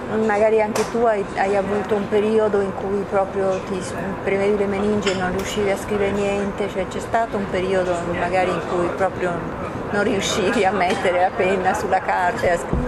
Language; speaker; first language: Italian; native; Italian